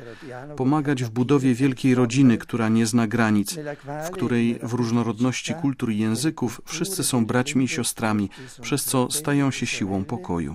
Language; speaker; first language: Polish; non-native, learner; German